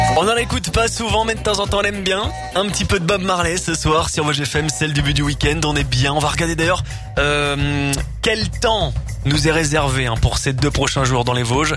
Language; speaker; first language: French; native; French